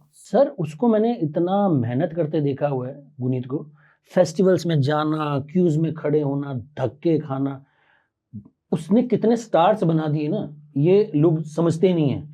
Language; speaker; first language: Hindi; native; Hindi